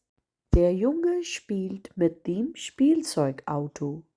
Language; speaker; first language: German; non-native, fluent; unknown